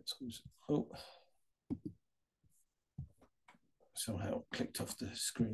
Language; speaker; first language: English; native; English